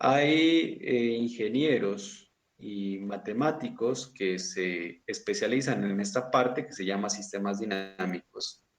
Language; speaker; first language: Spanish; native; Spanish